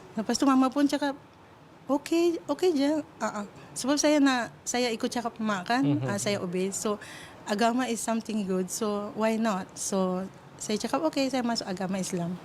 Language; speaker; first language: Malay; non-native, fluent; Filipino